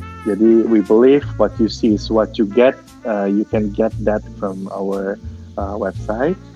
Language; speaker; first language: English; non-native, fluent; Indonesian